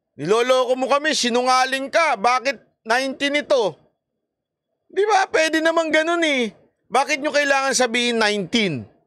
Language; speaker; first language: Filipino; native; Filipino